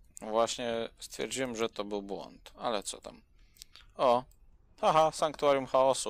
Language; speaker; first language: Polish; native; Polish